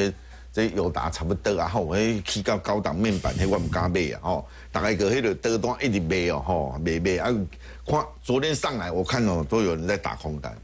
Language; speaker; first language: Chinese; native; Chinese